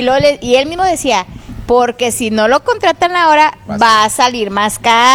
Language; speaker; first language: Spanish; native; Spanish